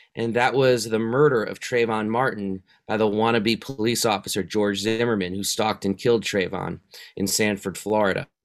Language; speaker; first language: English; native; English